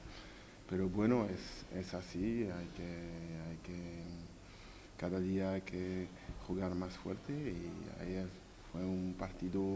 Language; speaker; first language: Spanish; non-native, learner; French